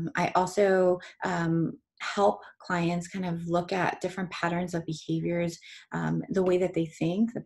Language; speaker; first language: English; early bilingual, other home language; Spanish